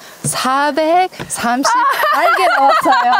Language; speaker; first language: Korean; non-native, learner; French